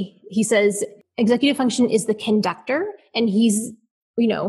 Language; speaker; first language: English; native; English